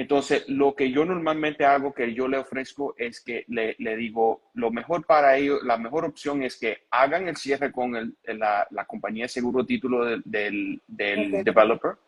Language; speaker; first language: Spanish; early bilingual, heritage; Spanish